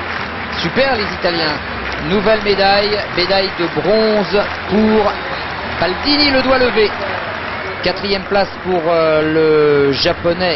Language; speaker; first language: French; native; French